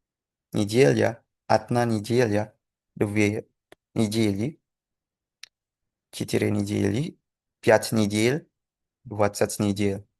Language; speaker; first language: Russian; non-native, learner; Indonesian